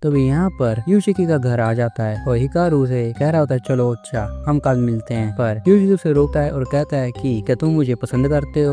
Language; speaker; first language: Hindi; native; Hindi